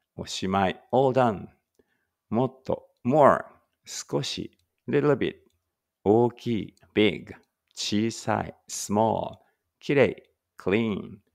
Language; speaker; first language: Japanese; native; Japanese